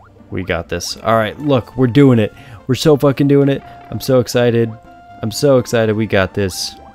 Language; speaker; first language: English; native; English